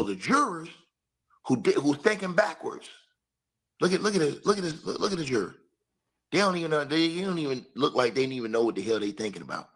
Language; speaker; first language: English; native; English